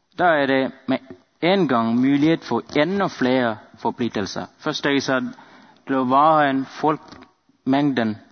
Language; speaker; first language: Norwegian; non-native, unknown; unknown